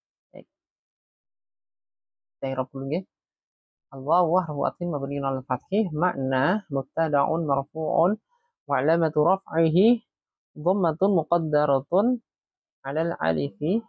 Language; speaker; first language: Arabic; non-native, fluent; Indonesian